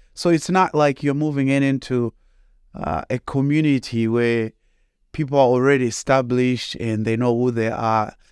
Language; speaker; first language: English; non-native, local second language; Shona